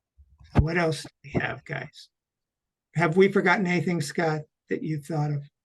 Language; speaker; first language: English; native; English